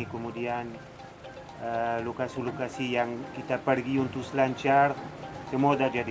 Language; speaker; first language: Indonesian; non-native, fluent; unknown